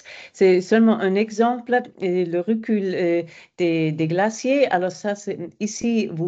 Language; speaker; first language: French; non-native, fluent; German